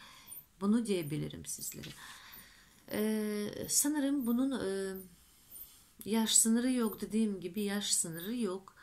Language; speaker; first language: Turkish; non-native, fluent; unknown